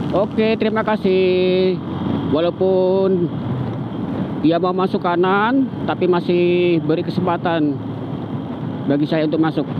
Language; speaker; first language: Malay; non-native, local second language; Javanese